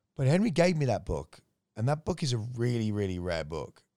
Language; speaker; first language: English; native; English